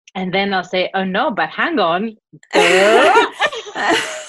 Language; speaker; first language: English; non-native, fluent; Greek